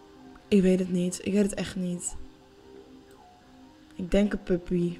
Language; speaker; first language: Dutch; native; Dutch